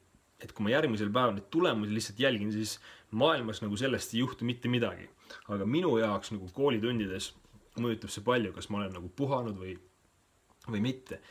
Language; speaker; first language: Estonian; native; Estonian